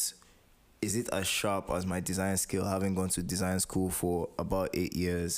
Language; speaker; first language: English; non-native, local second language; Yoruba